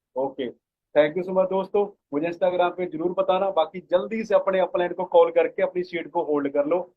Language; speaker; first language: Hindi; native; Hindi